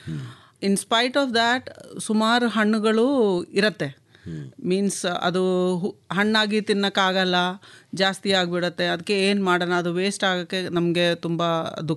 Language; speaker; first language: Kannada; non-native, local second language; Malayalam